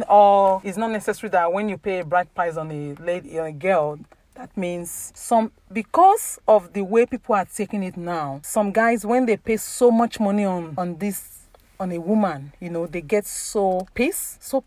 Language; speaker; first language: English; non-native, local second language; Yoruba